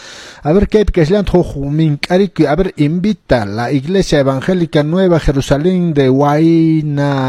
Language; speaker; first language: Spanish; non-native, local second language; Quechua